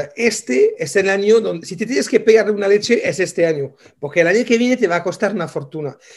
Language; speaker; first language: Spanish; non-native, fluent; French